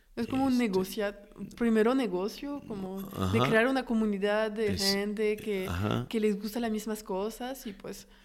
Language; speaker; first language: Spanish; non-native, fluent; French